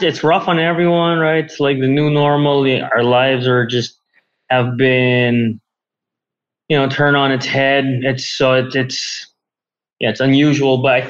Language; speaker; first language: English; non-native, local second language; Filipino